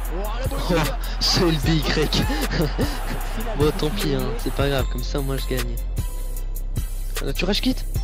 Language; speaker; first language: French; native; French